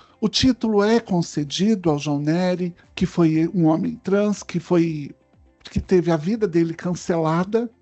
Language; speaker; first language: Portuguese; native; Portuguese